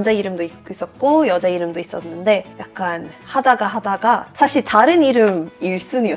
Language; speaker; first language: Korean; non-native, fluent; Swedish